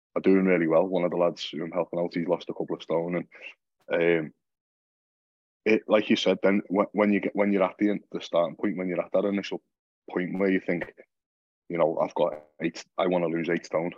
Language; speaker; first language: English; native; English